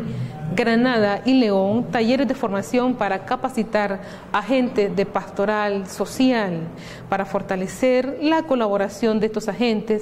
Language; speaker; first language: Spanish; native; Spanish